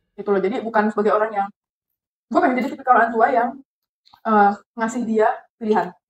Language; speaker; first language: Indonesian; native; Indonesian